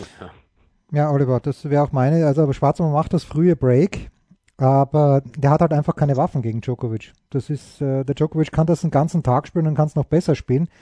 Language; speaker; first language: German; native; German